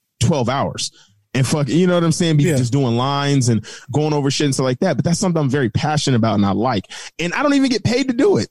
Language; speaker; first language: English; native; English